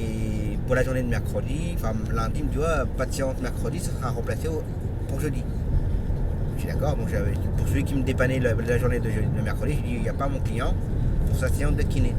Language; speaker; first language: French; native; French